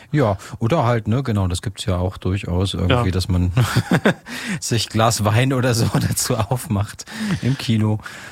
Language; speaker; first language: German; native; German